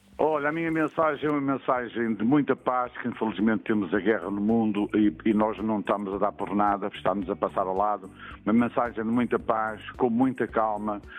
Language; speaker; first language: Portuguese; native; Portuguese